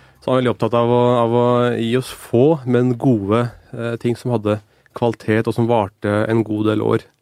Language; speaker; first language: Norwegian; early bilingual, other home language; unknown